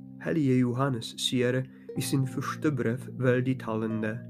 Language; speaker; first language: Norwegian; non-native, fluent; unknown